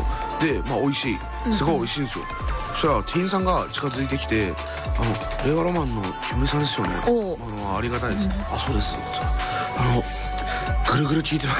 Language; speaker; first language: Japanese; native; Japanese